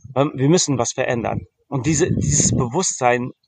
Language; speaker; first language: German; early bilingual, heritage; Arabic